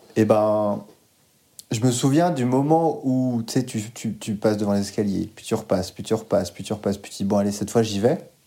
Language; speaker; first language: French; native; French